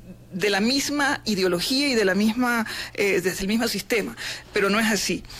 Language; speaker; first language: Spanish; native; Spanish